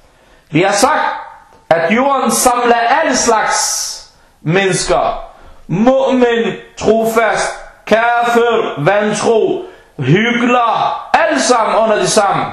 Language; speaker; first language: Danish; early bilingual, other home language; Arabic